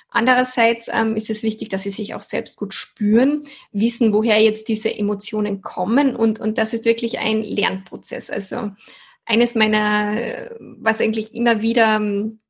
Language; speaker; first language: German; native; German